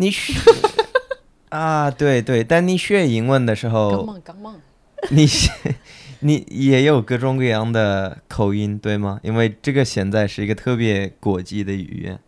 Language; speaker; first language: Chinese; non-native, fluent; English